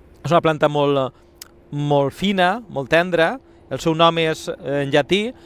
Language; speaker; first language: Catalan; native; Catalan